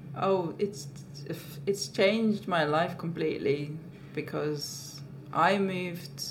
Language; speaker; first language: English; non-native, fluent; Slovak